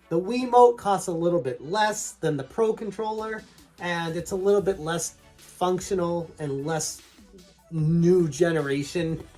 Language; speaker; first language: English; native; English